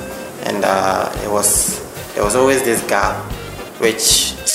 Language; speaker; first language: English; non-native, local second language; Akan